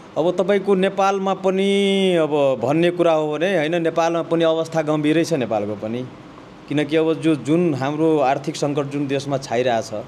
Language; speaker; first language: Nepali; non-native, local second language; Maithili